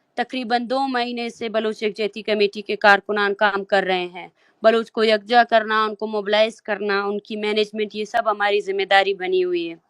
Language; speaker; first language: Urdu; non-native, local second language; Baluchi